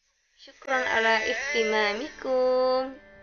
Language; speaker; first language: Arabic; non-native, learner; Indonesian